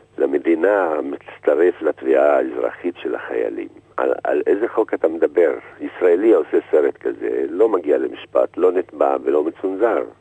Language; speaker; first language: Hebrew; non-native, local second language; Arabic